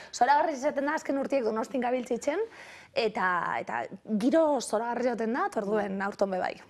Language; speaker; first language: Basque; native; Basque